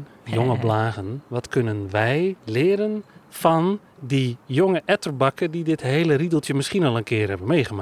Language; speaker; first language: Dutch; native; Dutch